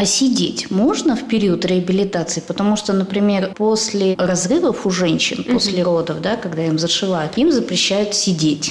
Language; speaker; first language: Russian; native; Russian